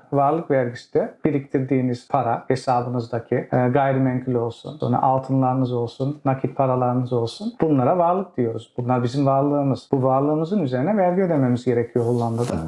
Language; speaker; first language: Turkish; early bilingual, heritage; Turkish